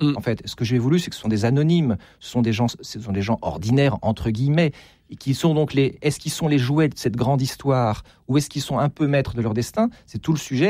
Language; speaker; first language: French; native; French